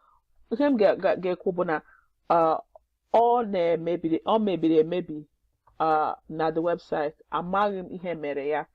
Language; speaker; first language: Igbo; non-native, learner; English